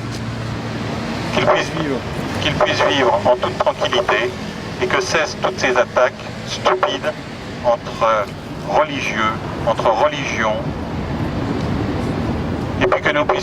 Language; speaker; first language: French; native; French